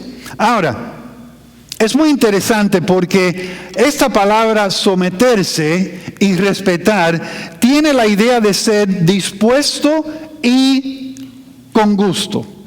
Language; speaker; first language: Spanish; non-native, fluent; English